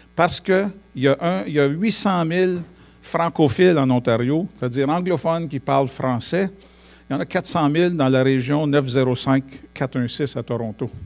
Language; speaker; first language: French; native; French